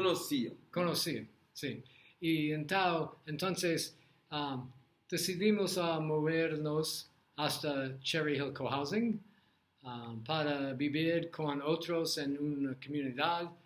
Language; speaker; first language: Spanish; non-native, learner; English